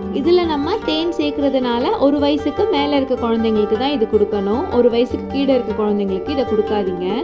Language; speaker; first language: Tamil; native; Tamil